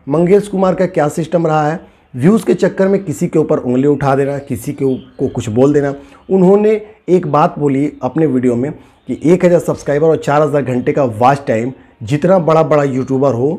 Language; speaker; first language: Hindi; native; Hindi